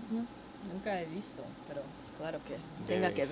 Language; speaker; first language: Spanish; non-native, learner; English